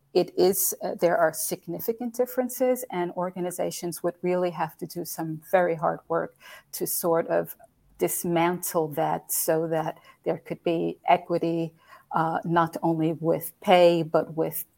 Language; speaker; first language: English; native; English